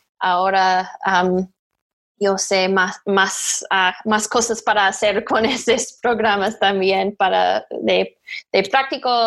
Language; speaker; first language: Spanish; non-native, learner; English